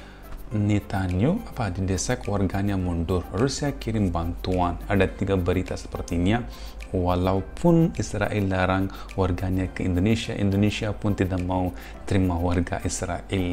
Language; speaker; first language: Indonesian; non-native, fluent; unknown